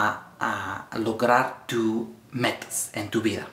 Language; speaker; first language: Spanish; non-native, learner; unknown